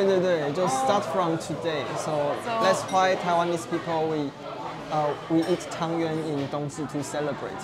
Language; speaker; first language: English; non-native, learner; Chinese